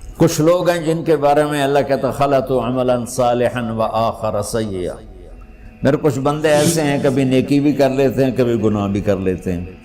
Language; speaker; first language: Urdu; non-native, local second language; Punjabi